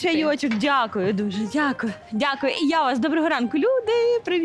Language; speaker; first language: Ukrainian; native; Ukrainian